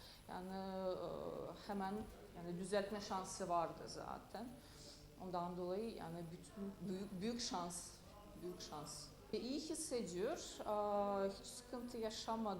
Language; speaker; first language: Turkish; non-native, fluent; Russian